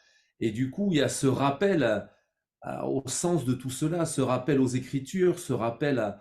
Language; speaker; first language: French; native; French